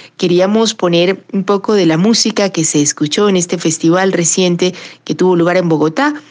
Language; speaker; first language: Spanish; native; Spanish